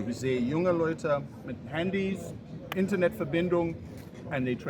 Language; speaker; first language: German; non-native, learner; English